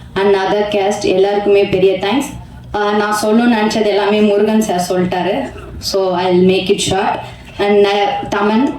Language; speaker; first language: Tamil; non-native, learner; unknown